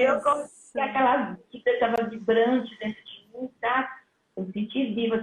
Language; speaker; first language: Portuguese; native; Portuguese